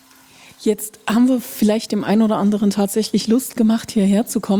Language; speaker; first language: German; native; German